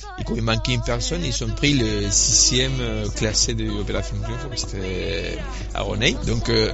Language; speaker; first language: French; non-native, fluent; Spanish